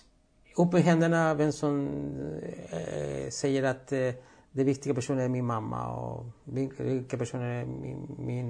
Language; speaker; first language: Swedish; non-native, fluent; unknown